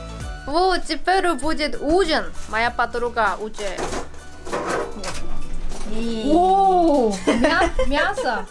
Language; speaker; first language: Russian; non-native, fluent; Korean